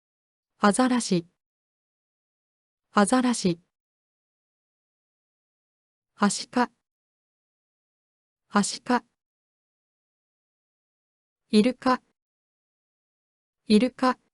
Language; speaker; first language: Japanese; native; Japanese